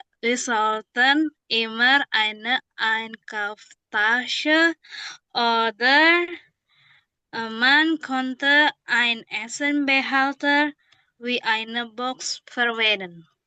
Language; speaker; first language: German; non-native, learner; Indonesian